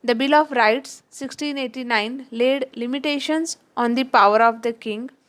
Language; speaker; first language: English; non-native, local second language; Marathi